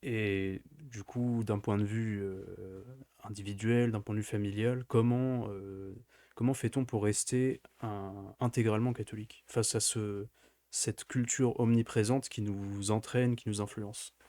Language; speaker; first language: French; native; French